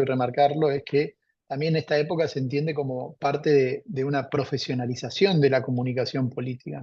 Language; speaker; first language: Spanish; native; Spanish